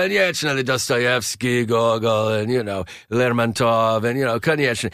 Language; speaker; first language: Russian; non-native, learner; English